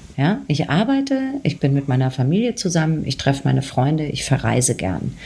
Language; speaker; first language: German; native; German